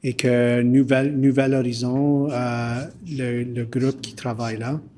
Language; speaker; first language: French; early bilingual, heritage; French